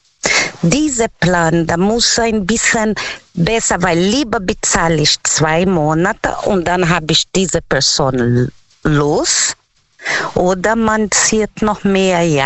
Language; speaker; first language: German; non-native, learner; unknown